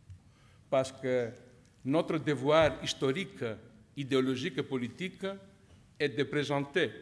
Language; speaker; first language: French; non-native, fluent; Greek